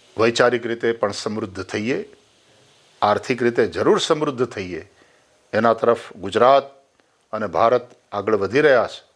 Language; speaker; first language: Gujarati; native; Gujarati